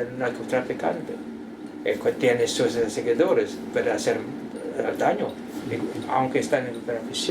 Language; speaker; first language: Spanish; non-native, learner; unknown